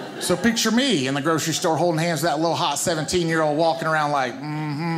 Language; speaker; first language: English; native; English